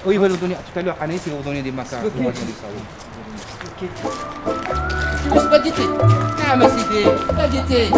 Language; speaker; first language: French; native; French